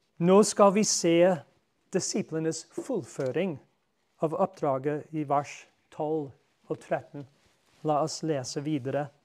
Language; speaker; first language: Norwegian; non-native, fluent; English